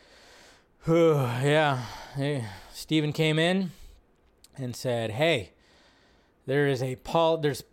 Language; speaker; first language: English; native; English